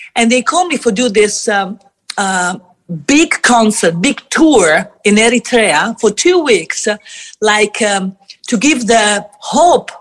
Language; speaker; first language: English; non-native, fluent; Italian